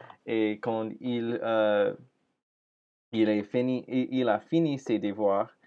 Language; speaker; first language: French; non-native, learner; English